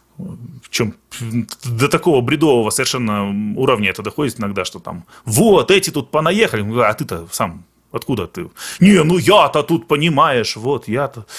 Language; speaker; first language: Russian; early bilingual, other home language; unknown